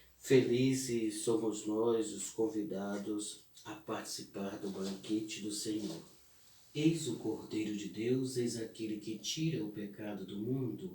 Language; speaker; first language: Portuguese; native; Portuguese